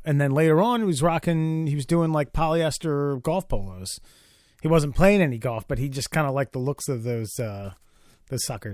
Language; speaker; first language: English; native; English